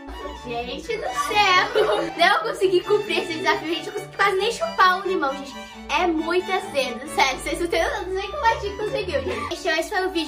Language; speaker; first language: Portuguese; native; Portuguese